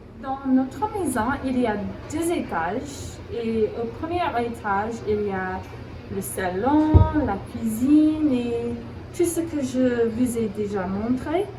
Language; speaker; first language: French; non-native, learner; English